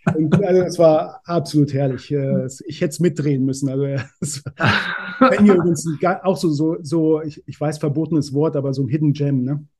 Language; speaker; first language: German; native; German